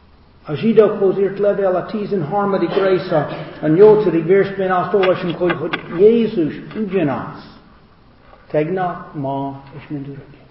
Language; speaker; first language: Hungarian; non-native, learner; English